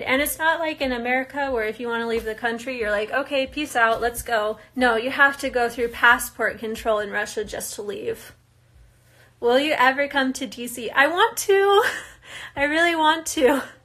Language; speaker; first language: English; native; English